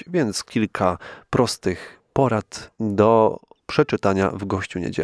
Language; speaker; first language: Polish; native; Polish